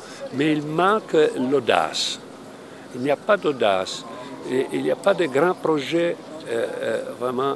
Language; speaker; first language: French; non-native, fluent; Italian